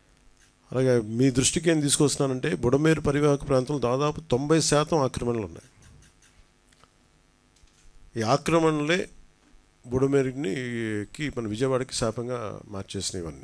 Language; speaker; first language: Telugu; native; Telugu